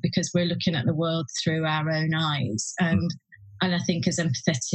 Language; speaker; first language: English; native; English